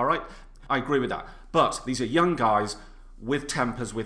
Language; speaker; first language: English; native; English